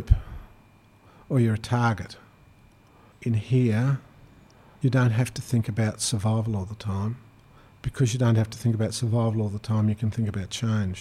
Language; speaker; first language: English; native; English